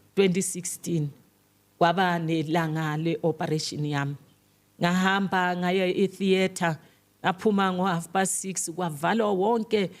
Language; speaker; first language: Zulu; non-native, local second language; Tsonga